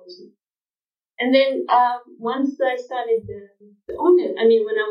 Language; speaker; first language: English; non-native, fluent; Arabic